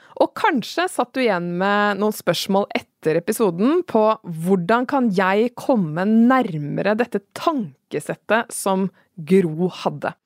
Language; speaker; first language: Norwegian; native; Norwegian